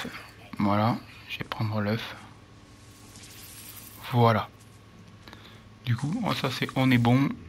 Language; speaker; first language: French; native; French